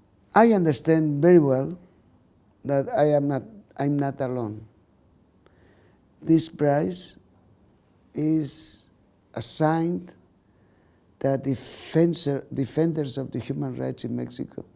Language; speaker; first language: English; non-native, learner; Spanish